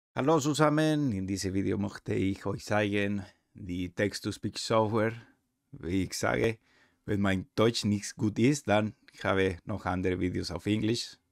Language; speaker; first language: German; non-native, learner; Spanish